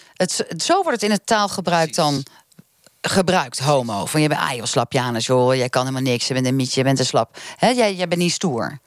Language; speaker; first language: Dutch; native; Dutch